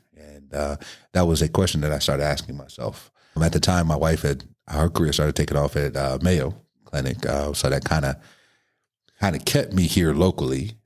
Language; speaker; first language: English; native; English